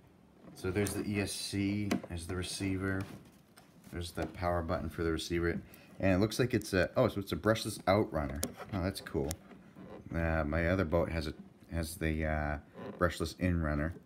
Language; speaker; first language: English; native; English